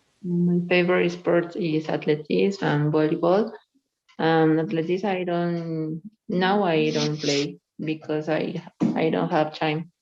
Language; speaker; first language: English; non-native, learner; Spanish